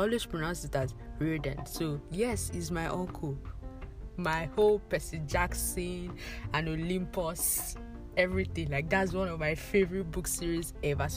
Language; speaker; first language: English; non-native, local second language; Yoruba